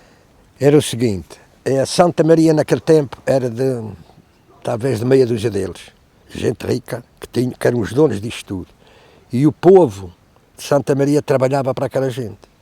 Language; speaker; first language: Portuguese; native; Portuguese